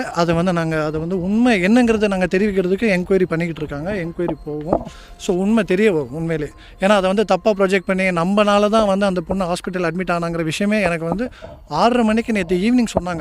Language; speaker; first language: Tamil; native; Tamil